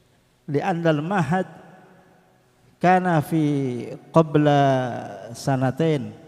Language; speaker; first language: Arabic; non-native, fluent; Indonesian